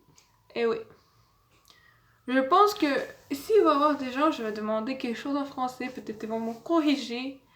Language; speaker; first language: French; non-native, learner; Russian